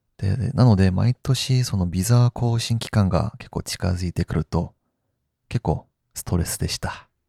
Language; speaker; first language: Japanese; non-native, fluent; Korean